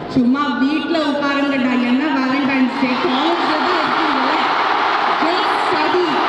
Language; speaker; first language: Tamil; non-native, local second language; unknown